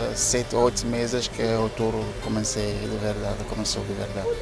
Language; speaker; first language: Portuguese; non-native, learner; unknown